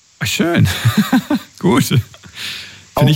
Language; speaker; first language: German; native; German